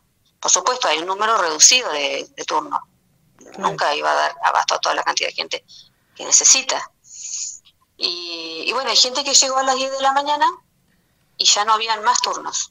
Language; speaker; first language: Spanish; native; Spanish